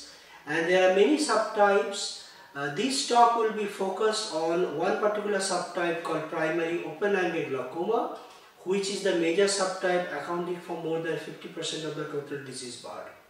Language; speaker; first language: English; non-native, local second language; Bangla